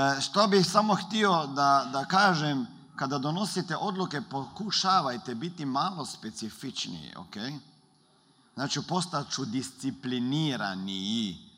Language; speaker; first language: Croatian; early bilingual, heritage; Croatian